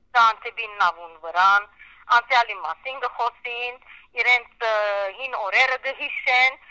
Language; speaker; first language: Armenian; early bilingual, heritage; Armenian